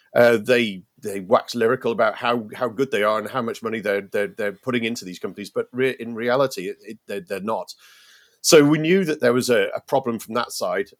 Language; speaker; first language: English; native; English